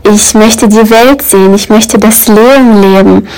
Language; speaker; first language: German; early bilingual, other home language; Russian